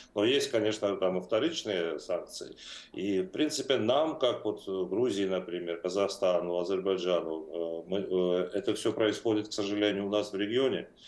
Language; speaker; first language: Russian; non-native, fluent; Georgian